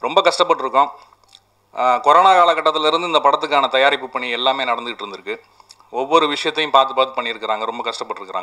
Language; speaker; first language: Tamil; native; Tamil